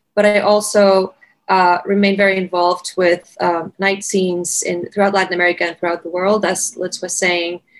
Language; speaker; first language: English; non-native, fluent; Spanish